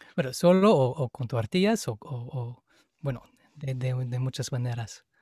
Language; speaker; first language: Spanish; non-native, fluent; English